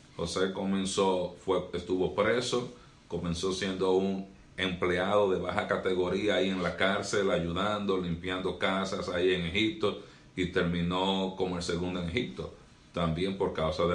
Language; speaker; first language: Spanish; native; Spanish